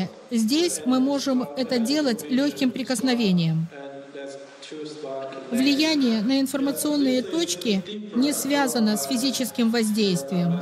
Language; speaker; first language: Russian; native; Russian